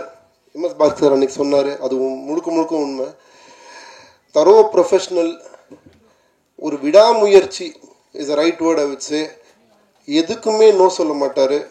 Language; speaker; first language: Tamil; native; Tamil